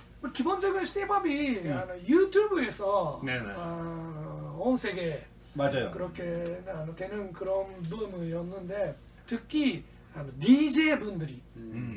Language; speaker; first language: Korean; non-native, learner; Japanese